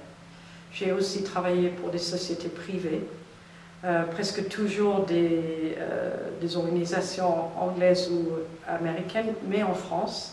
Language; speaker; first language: French; non-native, fluent; English